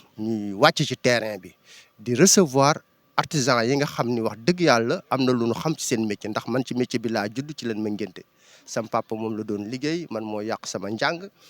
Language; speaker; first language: Wolof; native; Wolof